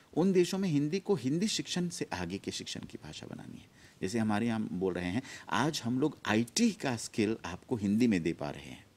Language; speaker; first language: Hindi; early bilingual, heritage; Hindi